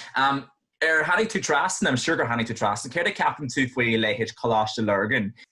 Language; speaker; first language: Irish; native; Irish